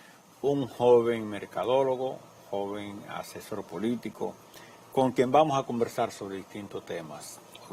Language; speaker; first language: Spanish; native; Spanish